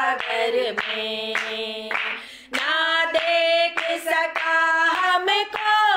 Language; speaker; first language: Hindi; non-native, local second language; Gujarati